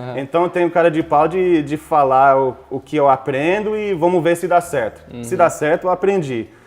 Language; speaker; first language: Portuguese; non-native, fluent; English